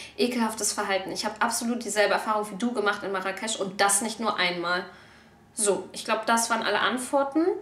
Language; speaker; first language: German; early bilingual, other home language; Turkish